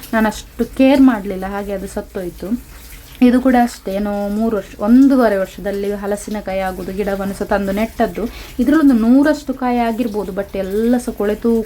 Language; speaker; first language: Kannada; non-native, local second language; Tulu